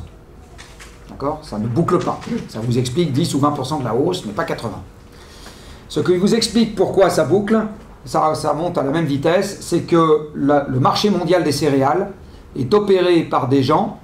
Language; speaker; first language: French; native; French